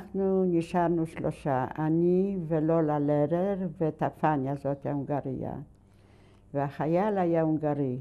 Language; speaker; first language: Hebrew; non-native, fluent; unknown